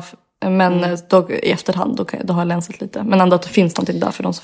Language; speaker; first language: Swedish; native; Swedish